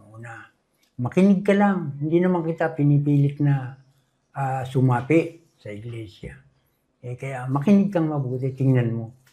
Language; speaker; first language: Filipino; non-native, local second language; Bikol